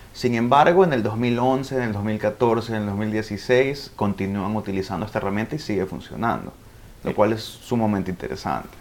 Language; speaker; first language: Spanish; early bilingual, heritage; Spanish